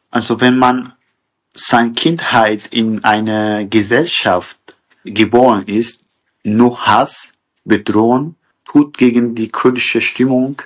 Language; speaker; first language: German; non-native, learner; Kurdish